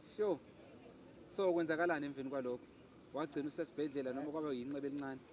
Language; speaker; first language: Zulu; native; Zulu